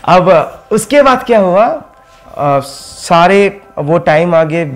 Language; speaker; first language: Hindi; non-native, local second language; Bangla